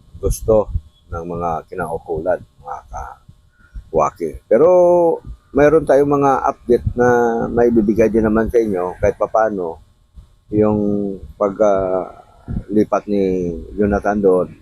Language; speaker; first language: Filipino; native; Filipino